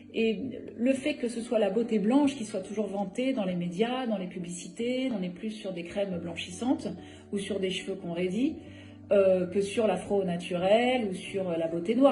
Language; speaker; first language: French; native; French